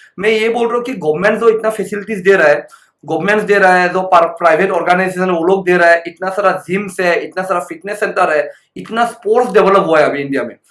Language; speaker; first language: Hindi; non-native, local second language; Assamese